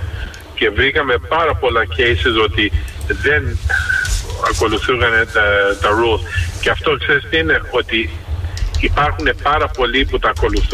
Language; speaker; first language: Greek; early bilingual, heritage; Greek